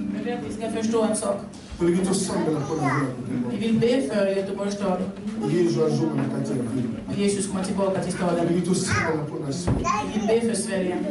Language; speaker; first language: Swedish; non-native, fluent; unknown